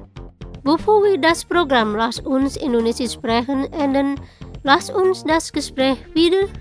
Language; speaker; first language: German; non-native, learner; Indonesian